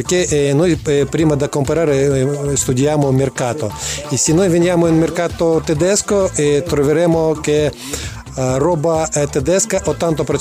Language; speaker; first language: Italian; non-native, learner; Russian